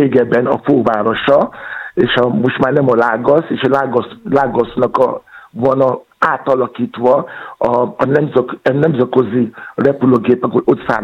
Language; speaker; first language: Hungarian; non-native, fluent; Yoruba